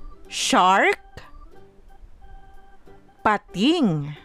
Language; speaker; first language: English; non-native, local second language; Filipino